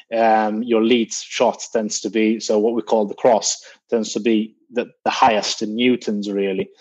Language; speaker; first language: English; non-native, fluent; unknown